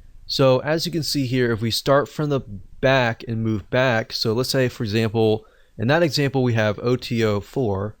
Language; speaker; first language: English; native; English